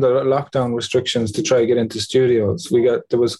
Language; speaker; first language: English; native; English